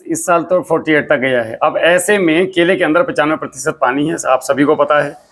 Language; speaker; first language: Hindi; native; Hindi